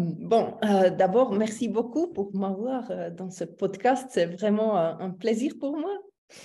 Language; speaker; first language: French; non-native, local second language; German